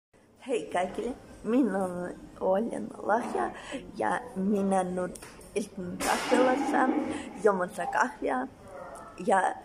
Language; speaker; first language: Finnish; non-native, learner; Russian